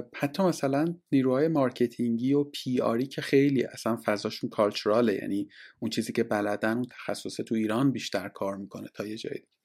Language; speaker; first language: Persian; native; Persian